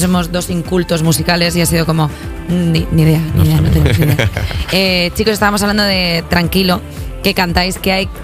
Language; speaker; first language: Spanish; native; Spanish